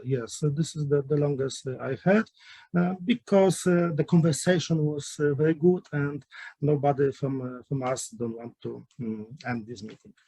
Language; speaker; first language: English; non-native, learner; Polish